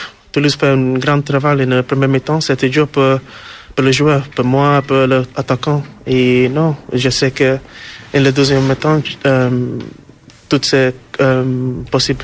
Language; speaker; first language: French; non-native, learner; English